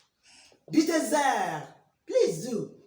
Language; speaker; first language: German; non-native, learner; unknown